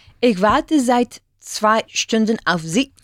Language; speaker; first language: German; non-native, learner; Spanish